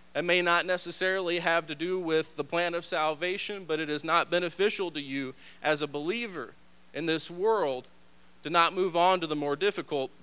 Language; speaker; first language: English; native; English